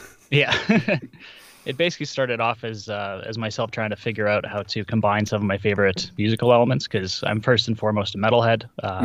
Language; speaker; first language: English; early bilingual, other home language; Russian